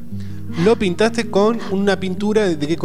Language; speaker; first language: Spanish; native; Spanish